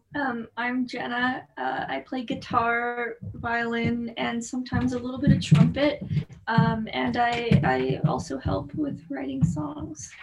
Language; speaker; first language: English; native; English